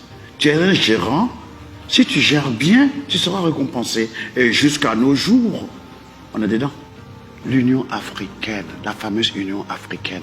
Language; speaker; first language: French; non-native, local second language; Dyula